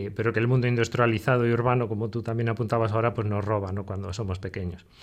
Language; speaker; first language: Spanish; native; Spanish